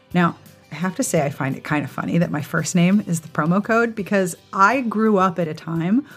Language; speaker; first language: English; native; English